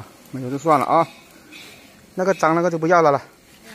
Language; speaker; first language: Chinese; native; Chinese